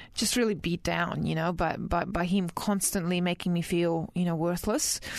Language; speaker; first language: English; early bilingual, other home language; Croatian